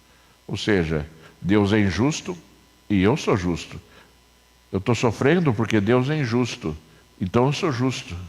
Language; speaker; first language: Portuguese; native; Portuguese